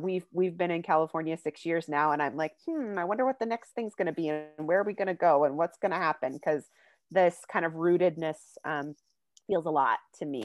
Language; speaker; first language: English; native; English